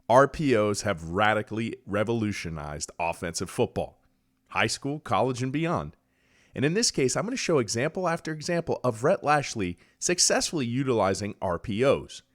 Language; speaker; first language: English; native; English